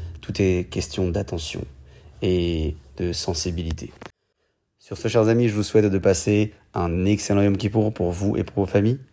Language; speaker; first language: French; native; French